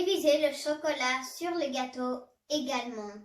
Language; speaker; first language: French; non-native, learner; English